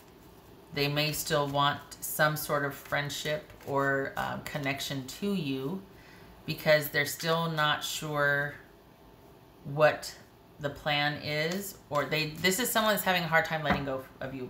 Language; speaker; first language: English; native; English